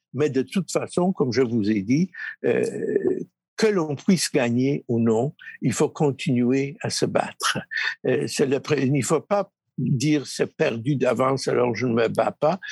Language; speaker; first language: French; early bilingual, other home language; Polish